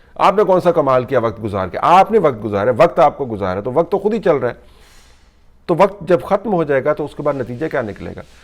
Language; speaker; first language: Urdu; native; Urdu